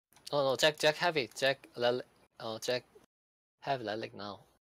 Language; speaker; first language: English; non-native, learner; Korean